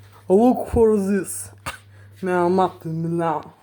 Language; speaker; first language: English; non-native, learner; Russian